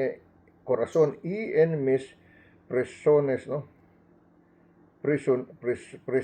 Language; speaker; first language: Spanish; non-native, learner; Filipino